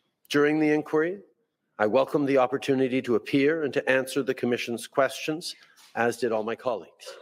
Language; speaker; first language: English; early bilingual, other home language; French